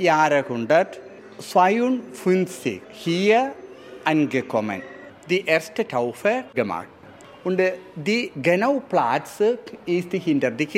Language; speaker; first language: German; non-native, learner; Malayalam